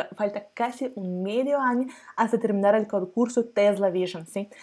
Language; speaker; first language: Spanish; non-native, fluent; Russian